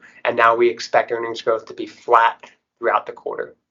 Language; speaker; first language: English; native; English